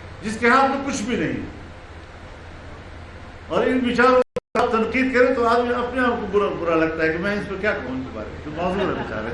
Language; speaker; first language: Urdu; non-native, local second language; Pashto